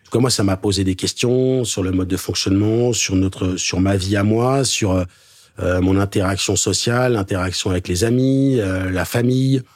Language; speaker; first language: French; native; French